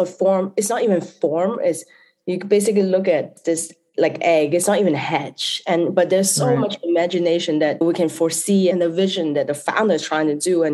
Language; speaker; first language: English; non-native, local second language; Cantonese